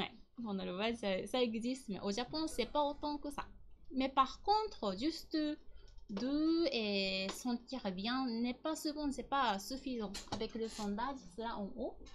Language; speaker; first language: French; non-native, learner; Japanese